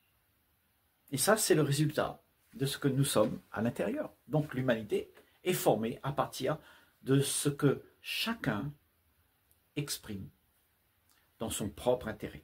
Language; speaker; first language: French; native; French